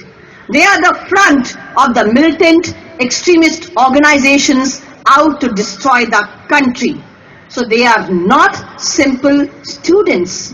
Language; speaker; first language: English; non-native, local second language; Hindi